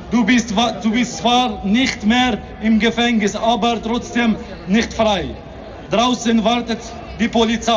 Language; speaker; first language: German; non-native, learner; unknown